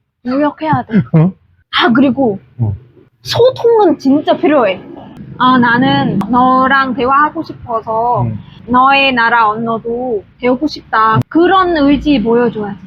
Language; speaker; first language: Korean; non-native, fluent; Vietnamese